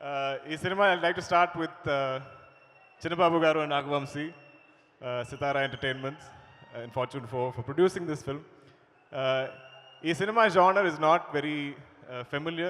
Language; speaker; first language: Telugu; non-native, learner; Malayalam